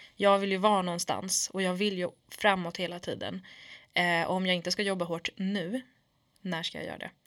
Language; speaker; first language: Swedish; early bilingual, other home language; Kurdish